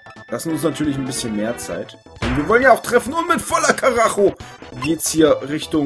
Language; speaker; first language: German; native; German